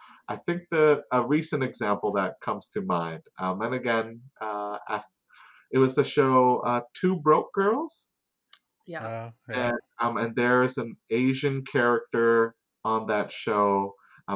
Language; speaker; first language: English; native; English